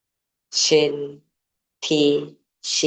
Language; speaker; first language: Chinese; non-native, learner; Lao